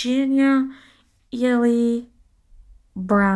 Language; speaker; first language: Russian; non-native, learner; English